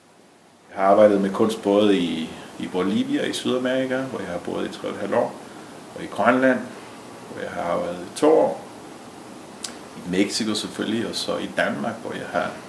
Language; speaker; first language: Danish; early bilingual, other home language; Spanish